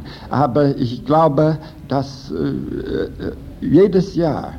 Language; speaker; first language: German; non-native, fluent; English